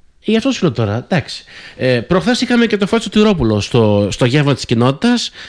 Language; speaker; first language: Greek; early bilingual, heritage; Greek